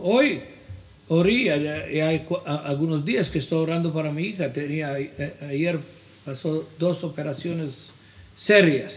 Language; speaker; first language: Spanish; non-native, fluent; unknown